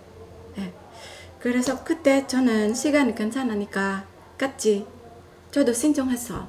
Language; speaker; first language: Korean; non-native, fluent; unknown